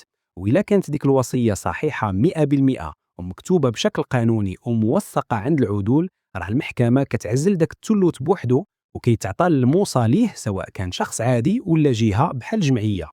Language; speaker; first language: Arabic; native; Arabic